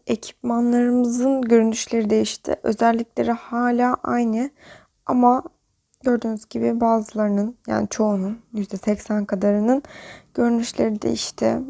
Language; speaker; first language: Turkish; native; Turkish